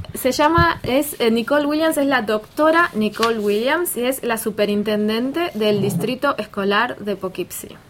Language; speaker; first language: Spanish; native; Spanish